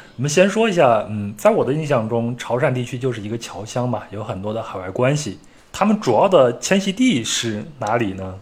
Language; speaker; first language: Chinese; native; Chinese